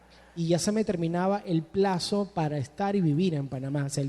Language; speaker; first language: Portuguese; non-native, learner; Spanish